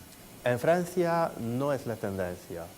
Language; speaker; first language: Spanish; non-native, fluent; French